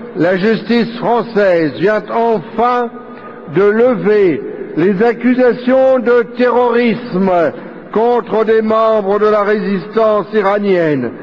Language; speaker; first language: French; native; French